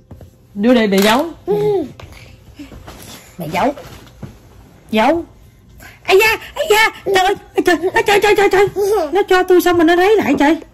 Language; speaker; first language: Vietnamese; native; Vietnamese